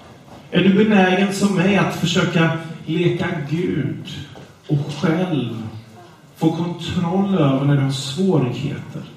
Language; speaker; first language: Swedish; non-native, fluent; English